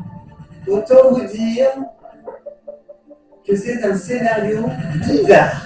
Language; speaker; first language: French; native; French